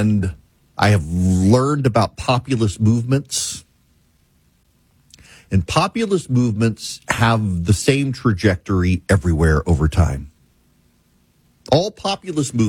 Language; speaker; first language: English; native; English